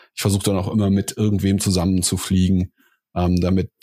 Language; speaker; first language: German; native; German